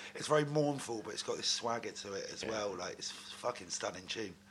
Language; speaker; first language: English; native; English